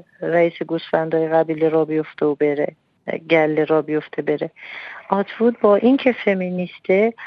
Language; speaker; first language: Persian; non-native, local second language; Armenian